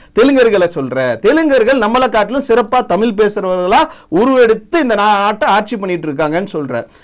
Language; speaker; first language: Tamil; non-native, local second language; Telugu